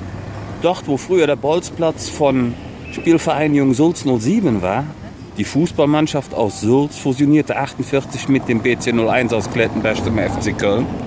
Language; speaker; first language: German; native; German